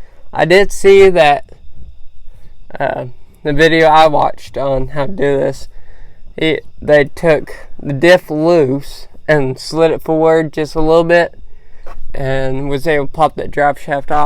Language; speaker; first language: English; native; English